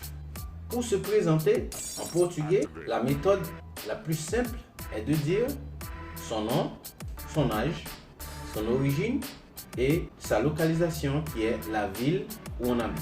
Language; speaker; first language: French; non-native, local second language; Haitian Creole